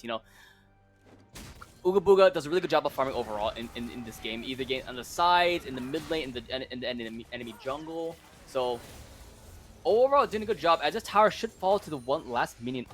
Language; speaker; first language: English; native; English